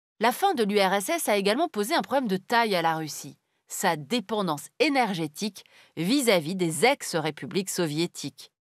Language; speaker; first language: French; native; French